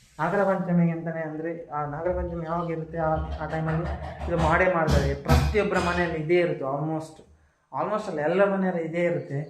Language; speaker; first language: Kannada; non-native, local second language; Tulu